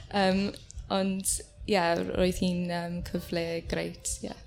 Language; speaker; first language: Welsh; non-native, learner; English